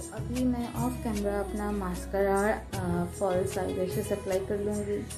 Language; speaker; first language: Hindi; non-native, local second language; Bangla